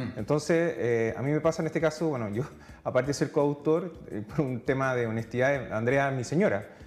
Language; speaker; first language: Spanish; native; Spanish